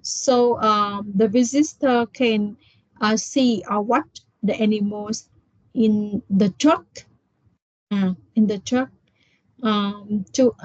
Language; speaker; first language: English; non-native, learner; Vietnamese